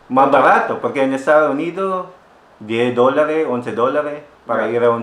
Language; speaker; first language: Spanish; non-native, fluent; Filipino